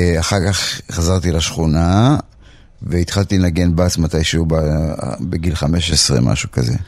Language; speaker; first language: Hebrew; early bilingual, other home language; Polish